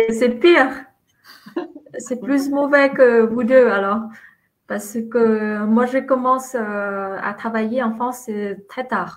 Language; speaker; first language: French; non-native, fluent; Vietnamese